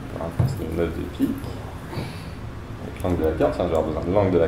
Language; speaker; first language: French; native; French